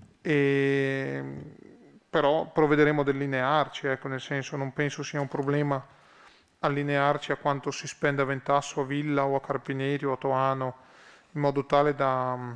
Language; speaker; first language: Italian; native; Italian